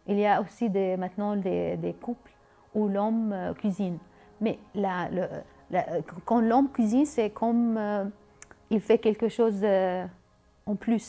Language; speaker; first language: French; non-native, learner; Arabic